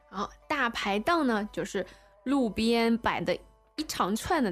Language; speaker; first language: Chinese; native; Chinese